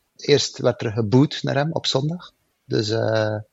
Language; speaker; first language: Dutch; native; Dutch